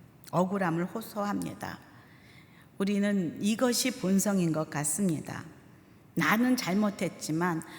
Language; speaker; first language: Korean; native; Korean